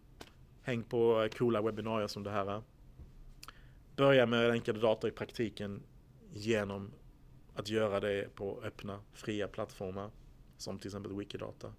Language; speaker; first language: Swedish; native; Swedish